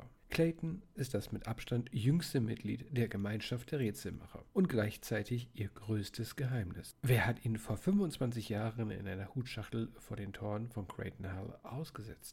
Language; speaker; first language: German; native; German